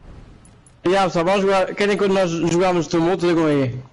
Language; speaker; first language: Portuguese; native; Portuguese